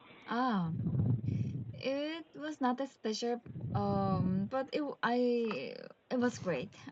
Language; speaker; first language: English; non-native, learner; Korean